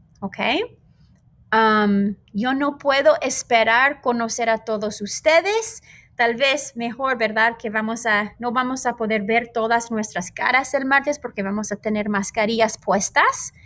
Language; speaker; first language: Spanish; non-native, fluent; English